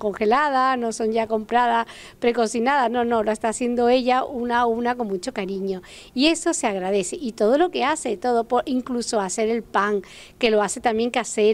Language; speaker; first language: Spanish; native; Spanish